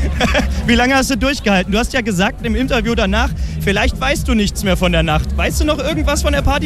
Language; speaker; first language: German; native; German